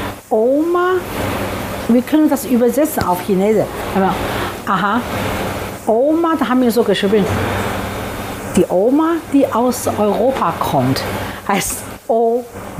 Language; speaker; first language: German; non-native, fluent; Chinese